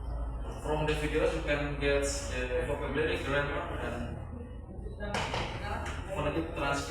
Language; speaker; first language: English; non-native, learner; Indonesian